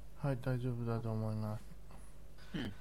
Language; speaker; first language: Japanese; non-native, learner; Chinese